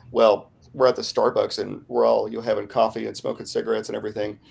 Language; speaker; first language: English; native; English